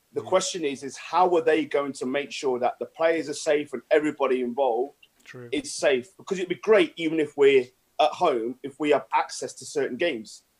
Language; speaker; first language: English; native; English